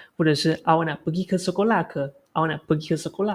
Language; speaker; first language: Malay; non-native, local second language; Chinese